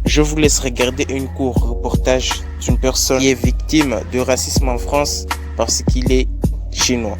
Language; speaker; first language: French; native; French